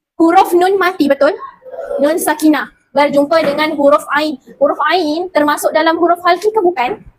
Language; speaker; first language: Malay; native; Malay